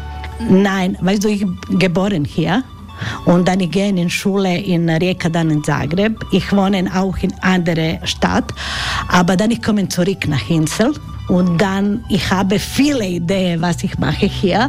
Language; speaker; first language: German; non-native, learner; Croatian